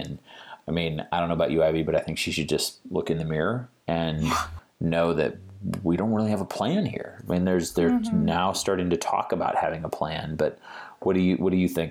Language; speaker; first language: English; native; English